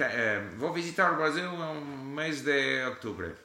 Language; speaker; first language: Portuguese; non-native, learner; English